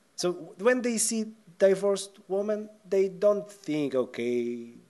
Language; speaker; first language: English; non-native, fluent; Polish